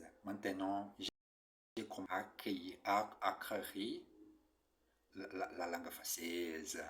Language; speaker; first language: French; non-native, learner; Portuguese